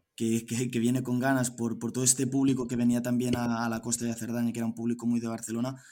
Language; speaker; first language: Spanish; native; Spanish